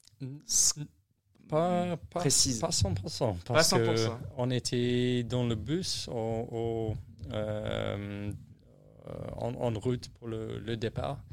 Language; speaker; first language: French; non-native, learner; English